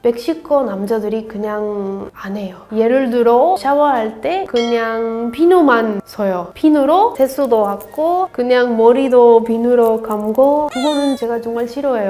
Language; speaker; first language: Korean; non-native, learner; Spanish